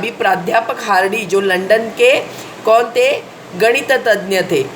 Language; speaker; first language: Hindi; non-native, local second language; Marathi